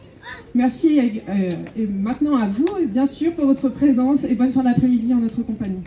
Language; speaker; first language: French; native; French